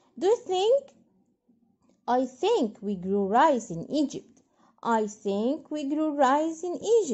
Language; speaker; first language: English; non-native, fluent; Arabic